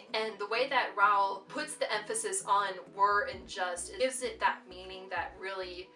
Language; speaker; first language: English; native; English